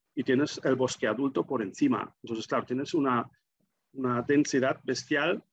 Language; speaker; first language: Spanish; non-native, fluent; German